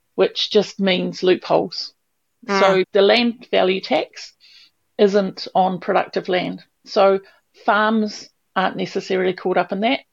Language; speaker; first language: English; native; English